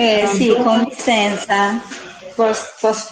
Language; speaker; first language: Portuguese; non-native, fluent; Spanish